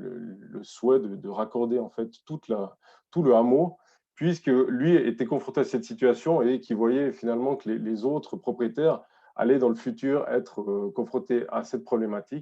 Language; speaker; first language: French; native; French